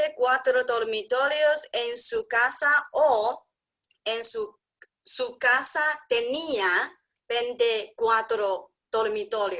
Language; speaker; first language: Spanish; non-native, learner; English